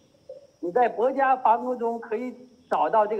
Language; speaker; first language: Chinese; native; Chinese